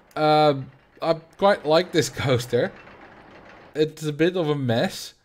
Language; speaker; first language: English; non-native, fluent; Dutch